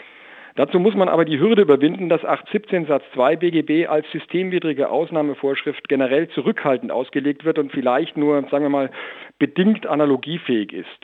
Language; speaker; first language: German; native; German